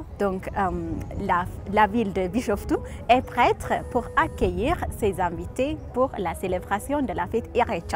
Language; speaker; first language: French; non-native, fluent; Amharic